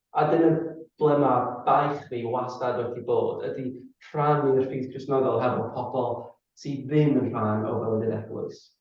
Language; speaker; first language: Welsh; non-native, fluent; English